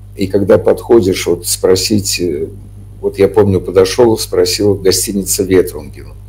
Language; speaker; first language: Russian; native; Russian